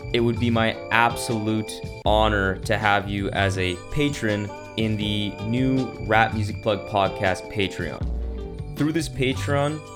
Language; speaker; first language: English; native; English